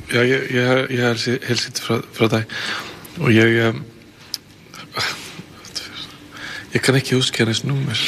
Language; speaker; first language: Danish; non-native, fluent; Icelandic